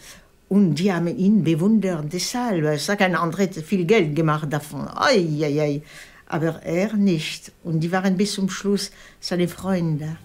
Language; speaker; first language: German; non-native, fluent; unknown